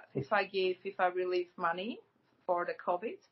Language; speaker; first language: English; non-native, fluent; Armenian